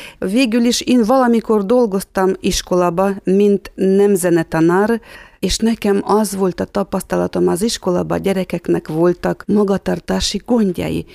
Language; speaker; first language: Hungarian; non-native, fluent; Russian